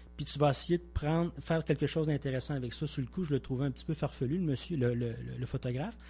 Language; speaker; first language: French; native; French